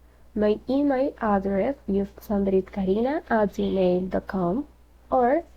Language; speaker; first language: English; non-native, learner; Spanish